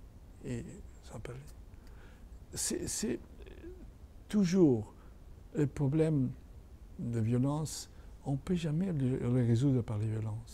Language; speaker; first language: French; non-native, fluent; Catalan